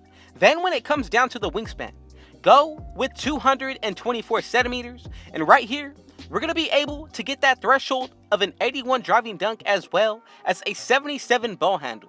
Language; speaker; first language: English; native; English